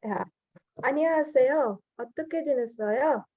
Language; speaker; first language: Korean; non-native, learner; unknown